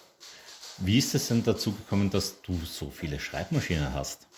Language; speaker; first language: German; native; German